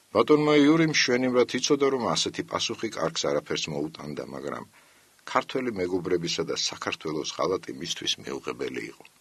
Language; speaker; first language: Georgian; native; Georgian